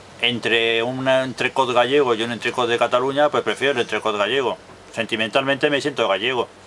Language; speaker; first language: Spanish; native; Spanish